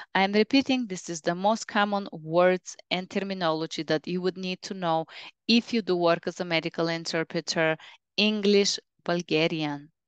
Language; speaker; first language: English; non-native, fluent; Bulgarian